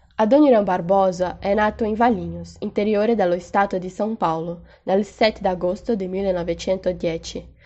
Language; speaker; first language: Italian; non-native, learner; Portuguese